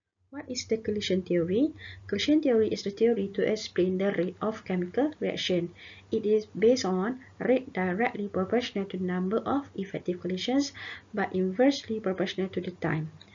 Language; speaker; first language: English; non-native, local second language; Malay